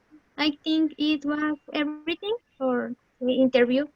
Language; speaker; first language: English; non-native, learner; Spanish